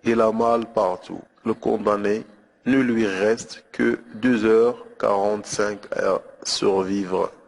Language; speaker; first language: French; non-native, local second language; Arabic